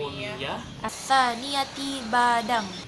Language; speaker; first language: Arabic; non-native, fluent; Indonesian